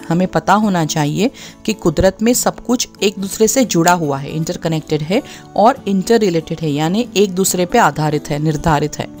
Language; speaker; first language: Hindi; non-native, local second language; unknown